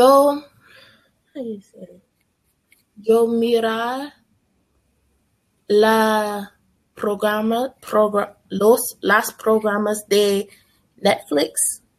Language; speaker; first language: Spanish; non-native, learner; English